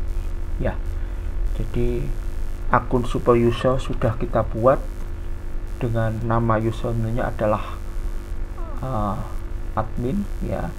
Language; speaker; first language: Indonesian; native; Indonesian